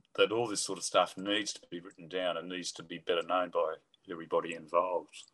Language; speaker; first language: English; native; English